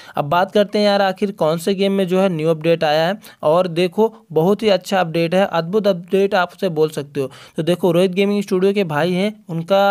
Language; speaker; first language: Hindi; native; Hindi